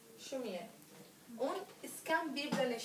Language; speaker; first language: Albanian; non-native, learner; Portuguese